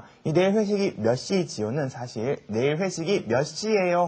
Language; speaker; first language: Korean; native; Korean